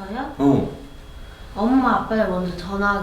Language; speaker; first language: Korean; early bilingual, heritage; Korean